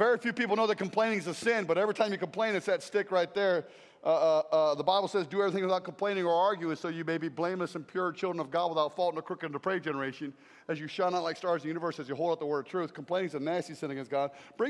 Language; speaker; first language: English; native; English